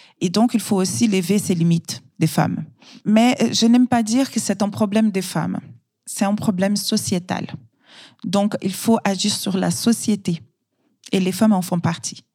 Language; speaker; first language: French; non-native, fluent; Portuguese